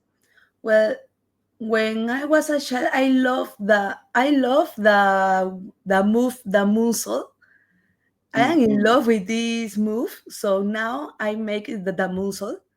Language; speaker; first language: English; non-native, learner; Spanish